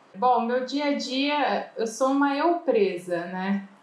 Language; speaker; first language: Portuguese; native; Portuguese